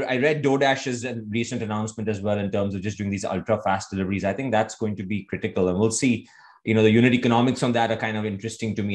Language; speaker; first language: English; non-native, local second language; Hindi